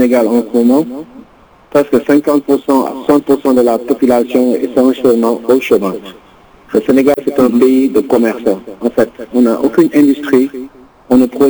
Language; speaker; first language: French; non-native, local second language; Wolof